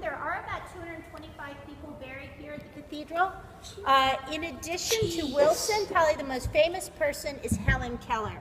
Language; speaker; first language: English; native; English